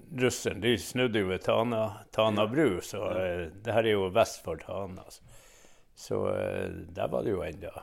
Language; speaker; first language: Norwegian; native; Norwegian